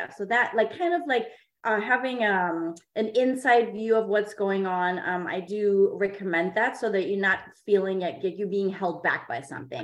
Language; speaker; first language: English; non-native, fluent; German